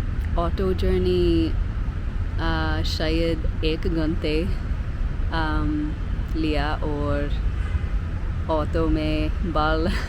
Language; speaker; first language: Hindi; non-native, learner; English